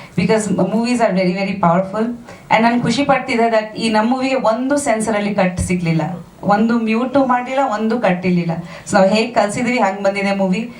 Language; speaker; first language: Kannada; non-native, fluent; Bangla